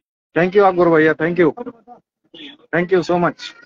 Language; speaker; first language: Hindi; non-native, local second language; Bangla